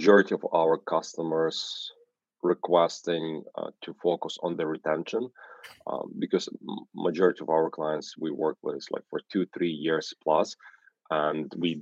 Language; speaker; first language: English; non-native, fluent; Ukrainian